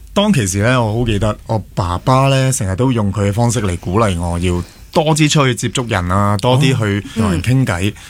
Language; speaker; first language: Cantonese; early bilingual, other home language; Min Nan Chinese